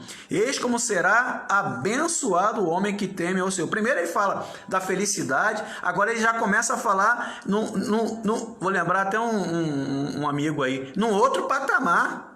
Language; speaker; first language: Portuguese; native; Portuguese